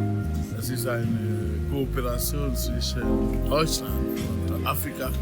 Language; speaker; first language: German; non-native, fluent; French